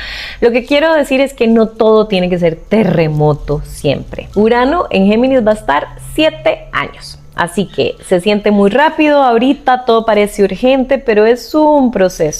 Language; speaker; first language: Spanish; native; Spanish